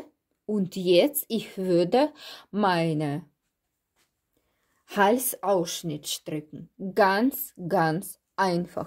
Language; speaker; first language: German; non-native, learner; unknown